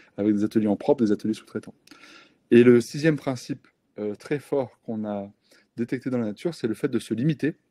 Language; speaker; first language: French; native; French